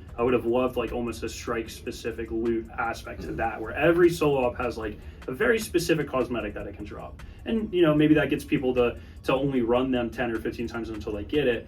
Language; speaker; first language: English; native; English